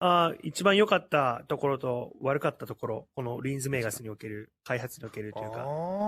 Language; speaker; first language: Japanese; native; Japanese